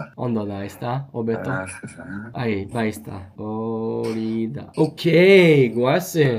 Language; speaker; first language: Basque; non-native, learner; English